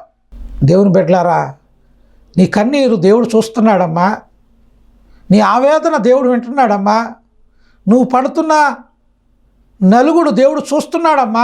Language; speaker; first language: Telugu; native; Telugu